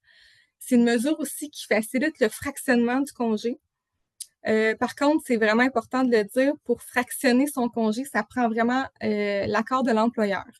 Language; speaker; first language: French; native; French